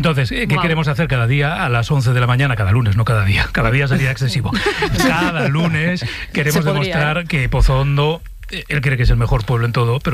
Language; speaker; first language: Spanish; native; Spanish